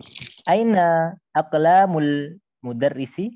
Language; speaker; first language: Arabic; non-native, learner; Indonesian